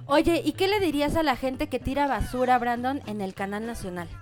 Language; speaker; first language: Spanish; native; Spanish